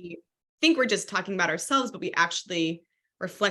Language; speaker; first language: English; native; English